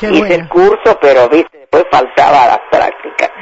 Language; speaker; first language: Spanish; native; Spanish